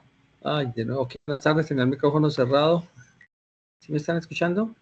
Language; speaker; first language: Spanish; native; Spanish